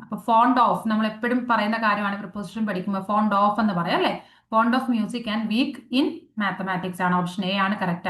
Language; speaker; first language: Malayalam; native; Malayalam